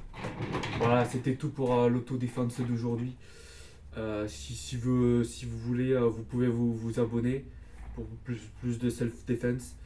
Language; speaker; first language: French; native; French